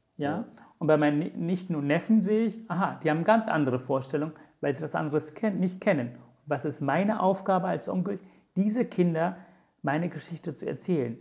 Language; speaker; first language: German; non-native, fluent; Tamil